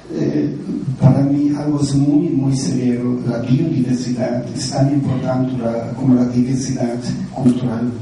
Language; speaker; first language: Spanish; non-native, fluent; German